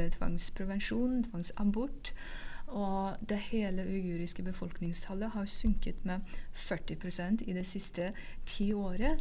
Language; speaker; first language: Norwegian; non-native, fluent; Uyghur